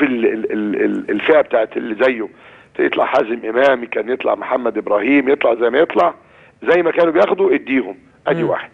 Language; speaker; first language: Arabic; native; Arabic